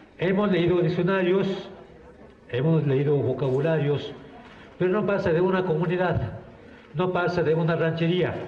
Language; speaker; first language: Spanish; non-native, local second language; Mixtepec Mixtec